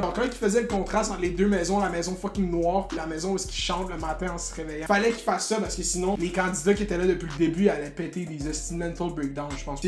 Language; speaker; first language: French; native; French